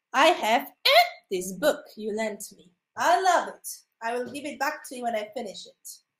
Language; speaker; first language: English; non-native, fluent; Polish